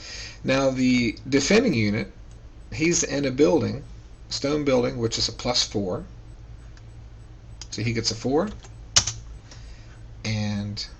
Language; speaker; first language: English; native; English